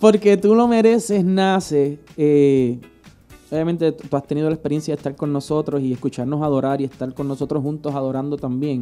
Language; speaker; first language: Spanish; native; Spanish